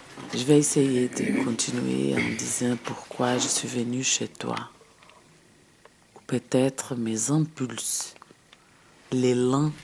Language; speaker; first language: French; non-native, fluent; Portuguese